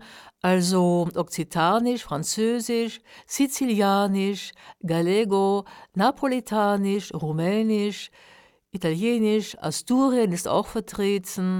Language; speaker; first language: German; native; German